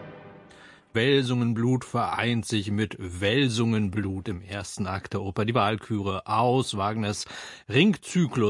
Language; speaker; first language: German; native; German